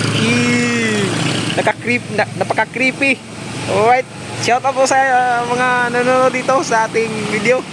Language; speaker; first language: Filipino; non-native, local second language; Surigaonon